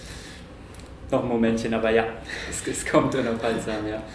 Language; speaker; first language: German; native; German